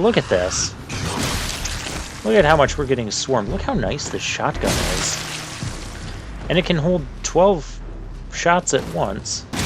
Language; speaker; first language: English; native; English